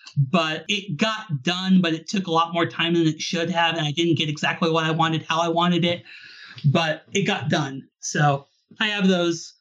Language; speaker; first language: English; native; English